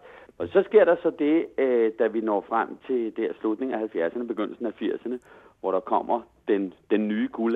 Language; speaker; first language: Danish; native; Danish